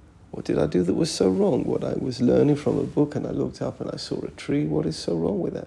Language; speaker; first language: English; native; English